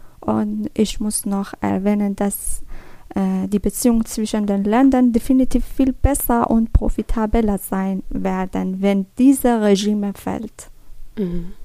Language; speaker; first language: German; non-native, learner; Persian